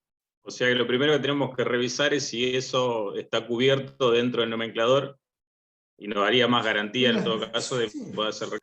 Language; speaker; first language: Spanish; native; Spanish